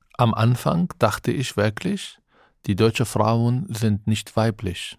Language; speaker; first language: German; non-native, fluent; Arabic